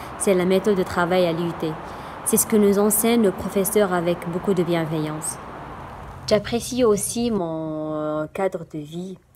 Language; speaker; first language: French; non-native, local second language; Arabic